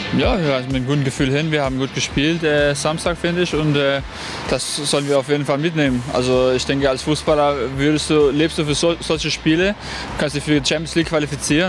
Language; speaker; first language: German; non-native, fluent; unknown